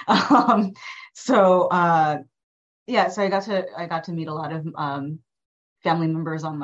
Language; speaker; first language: English; early bilingual, other home language; Filipino